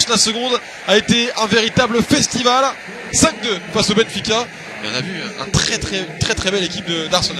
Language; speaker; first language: French; native; French